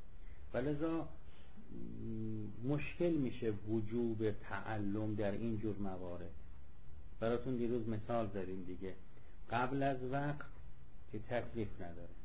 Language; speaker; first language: Persian; native; Persian